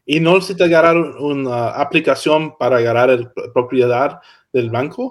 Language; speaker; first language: Spanish; non-native, learner; English